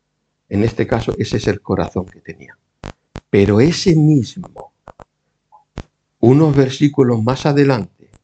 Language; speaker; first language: Spanish; native; Spanish